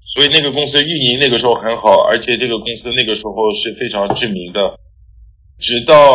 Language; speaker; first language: Chinese; non-native, fluent; French